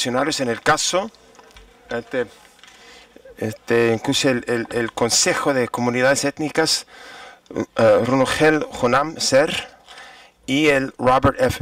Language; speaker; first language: Spanish; non-native, fluent; English